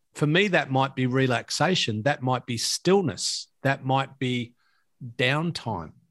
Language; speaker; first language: English; native; English